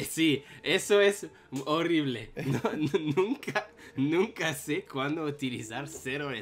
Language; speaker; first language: Spanish; non-native, learner; English